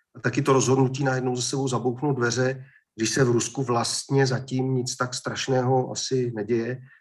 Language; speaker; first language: Czech; native; Czech